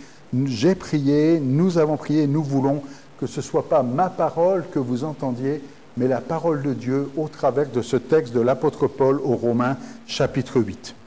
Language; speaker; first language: French; native; French